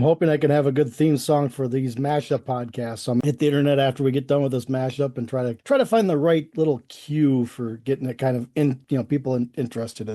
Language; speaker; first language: English; native; English